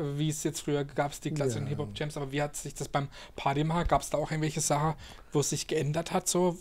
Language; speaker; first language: German; native; German